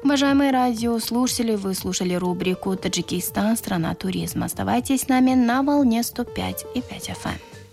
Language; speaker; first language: Russian; non-native, local second language; Tajik